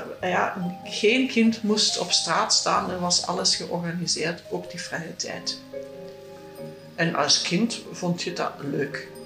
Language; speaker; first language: Dutch; non-native, fluent; German